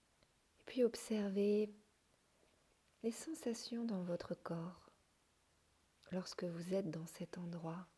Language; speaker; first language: French; native; French